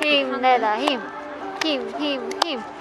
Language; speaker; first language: Korean; non-native, fluent; Cantonese